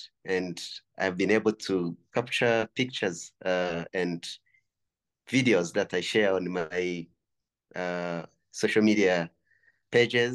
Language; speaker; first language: English; non-native, local second language; Kinyarwanda